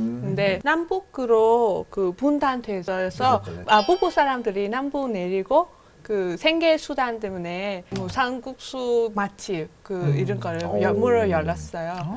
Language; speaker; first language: Korean; non-native, fluent; Vietnamese